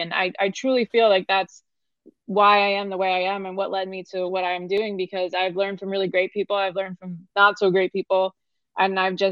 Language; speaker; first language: English; native; English